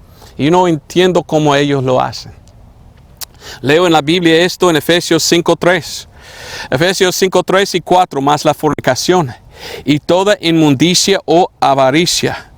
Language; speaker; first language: Spanish; non-native, fluent; English